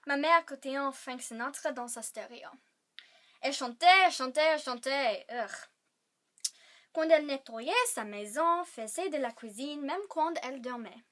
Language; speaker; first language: French; non-native, learner; English